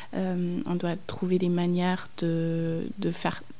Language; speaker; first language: French; non-native, fluent; German